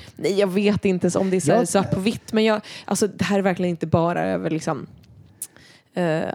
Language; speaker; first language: Swedish; non-native, fluent; Norwegian